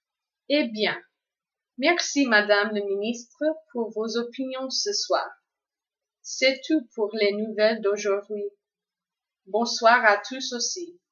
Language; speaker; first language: French; non-native, fluent; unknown